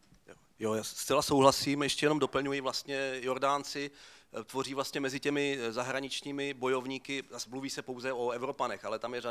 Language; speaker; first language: Czech; native; Czech